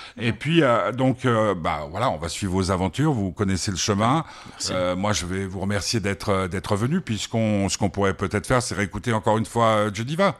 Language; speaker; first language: French; native; French